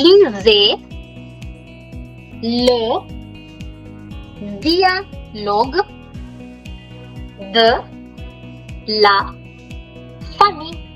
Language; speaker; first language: French; non-native, fluent; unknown